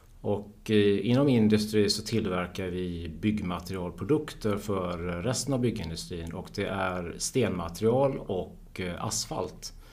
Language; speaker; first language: Swedish; native; Swedish